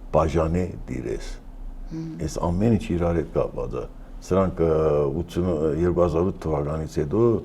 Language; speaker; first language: Armenian; early bilingual, heritage; Armenian